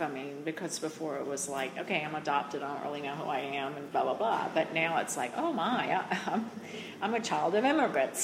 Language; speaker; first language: English; native; English